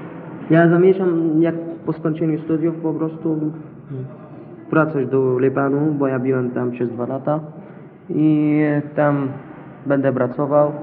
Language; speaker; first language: Polish; non-native, learner; Arabic